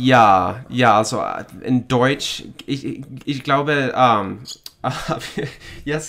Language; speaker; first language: German; non-native, learner; English